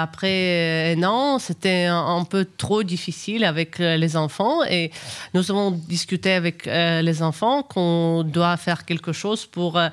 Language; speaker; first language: French; non-native, fluent; Ukrainian